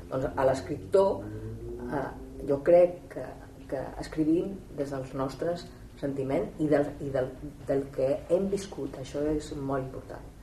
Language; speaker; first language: Catalan; non-native, local second language; Spanish